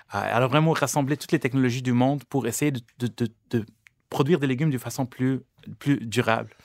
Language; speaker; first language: French; non-native, local second language; Arabic